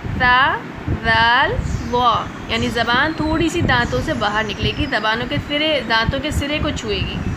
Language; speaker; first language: Urdu; native; Urdu